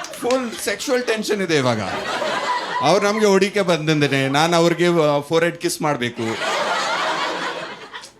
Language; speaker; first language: Kannada; non-native, learner; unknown